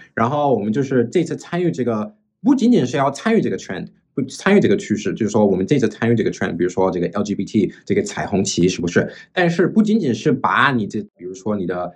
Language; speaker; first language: Chinese; non-native, fluent; English